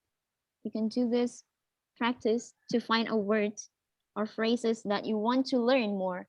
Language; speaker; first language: English; non-native, fluent; Indonesian